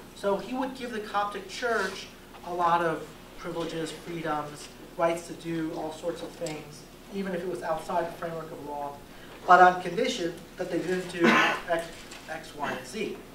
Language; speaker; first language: English; native; English